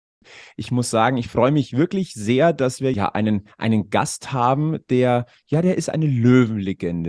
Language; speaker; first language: German; native; German